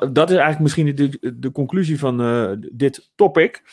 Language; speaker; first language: Dutch; native; Dutch